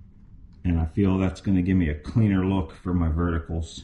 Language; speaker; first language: English; native; English